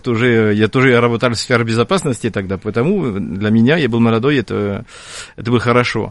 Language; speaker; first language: Russian; non-native, fluent; French